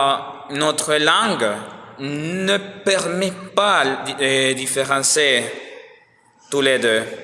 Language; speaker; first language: French; non-native, learner; Spanish